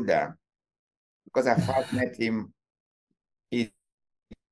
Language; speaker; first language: English; non-native, local second language; Kikuyu